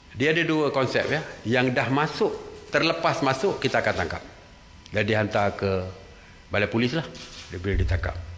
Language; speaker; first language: Malay; native; Malay